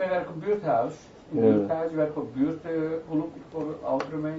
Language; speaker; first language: Dutch; non-native, learner; Turkish